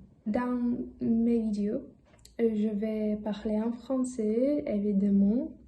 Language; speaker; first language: French; non-native, learner; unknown